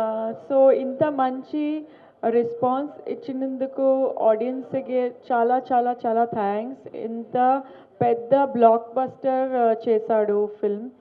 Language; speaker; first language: Telugu; non-native, learner; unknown